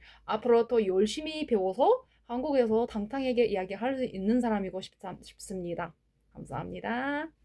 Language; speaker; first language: Korean; non-native, learner; Kazakh